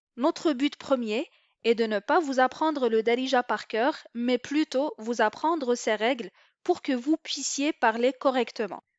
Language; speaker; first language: French; non-native, local second language; Arabic